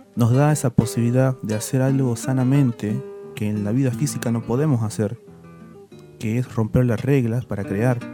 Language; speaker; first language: Spanish; native; Spanish